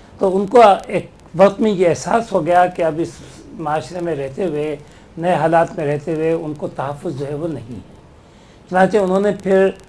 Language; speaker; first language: Urdu; native; Urdu